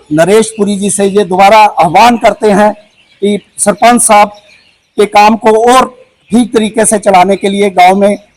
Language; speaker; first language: Hindi; non-native, local second language; Punjabi